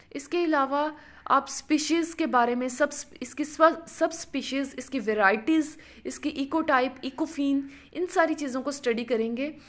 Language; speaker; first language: Urdu; non-native, local second language; Punjabi